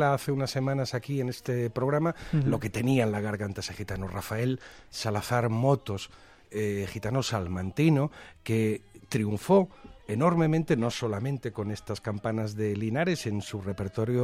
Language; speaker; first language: Spanish; native; Spanish